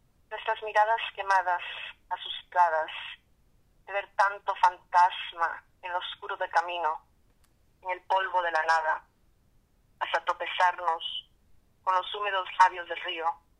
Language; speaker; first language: Spanish; early bilingual, heritage; Spanish